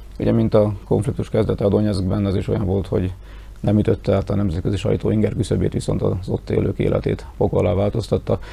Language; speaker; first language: Hungarian; native; Hungarian